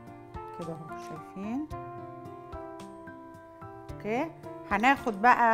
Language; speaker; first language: Arabic; native; Arabic